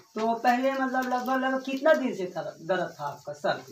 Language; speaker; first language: Hindi; native; Hindi